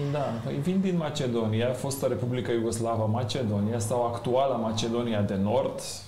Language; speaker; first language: Romanian; non-native, fluent; Macedonian